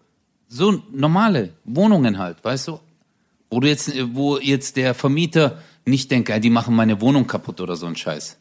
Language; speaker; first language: German; early bilingual, other home language; Turkish